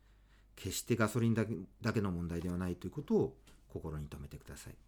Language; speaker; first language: Japanese; native; Japanese